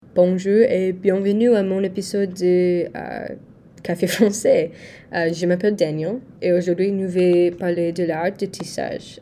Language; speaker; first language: French; non-native, learner; English